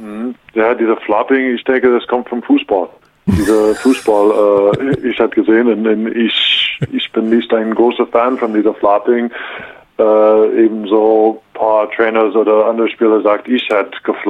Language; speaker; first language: German; non-native, learner; English